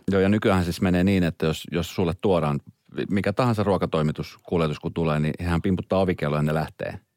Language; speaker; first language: Finnish; native; Finnish